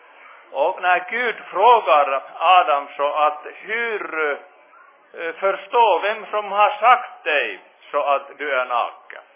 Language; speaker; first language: Swedish; non-native, fluent; Finnish